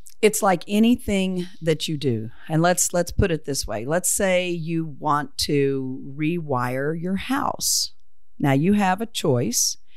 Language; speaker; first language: English; native; English